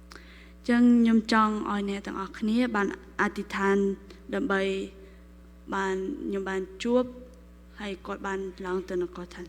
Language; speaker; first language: Khmer; non-native, local second language; Korean